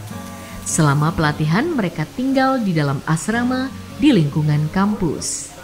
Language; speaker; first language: Indonesian; native; Indonesian